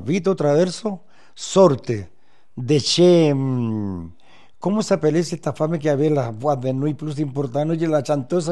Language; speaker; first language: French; non-native, fluent; Spanish